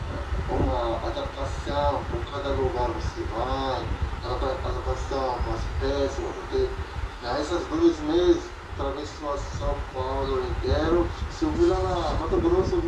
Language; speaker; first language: Portuguese; non-native, learner; Arabic